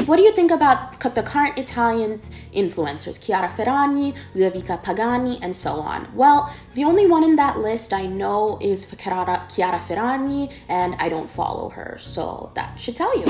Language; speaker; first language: English; native; English